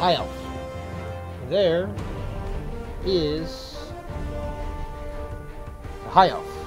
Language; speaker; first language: English; native; English